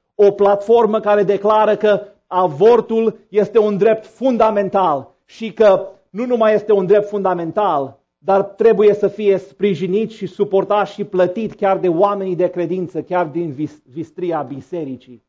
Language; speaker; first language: Romanian; native; Romanian